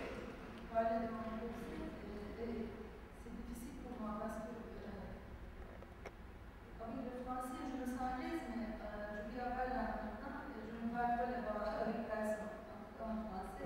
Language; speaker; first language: French; non-native, fluent; Turkish